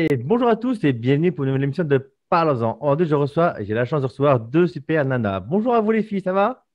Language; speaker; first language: French; native; French